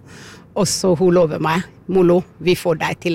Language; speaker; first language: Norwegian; early bilingual, other home language; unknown